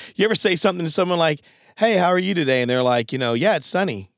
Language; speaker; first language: English; native; English